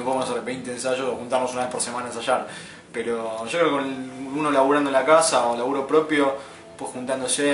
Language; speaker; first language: Spanish; native; Spanish